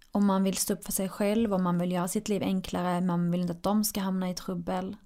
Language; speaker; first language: Swedish; early bilingual, other home language; Arabic